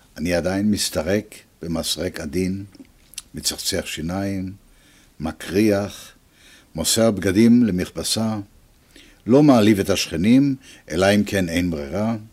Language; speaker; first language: Hebrew; early bilingual, other home language; Italian